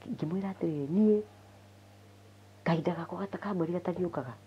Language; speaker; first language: Kikuyu; native; Kikuyu